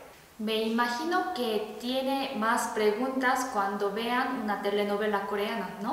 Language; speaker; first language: Spanish; non-native, fluent; Korean